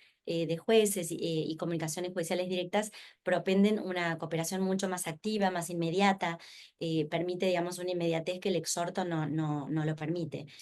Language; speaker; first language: Spanish; native; Spanish